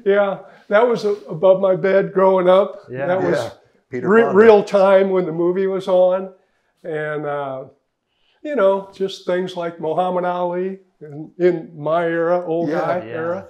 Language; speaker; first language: English; native; English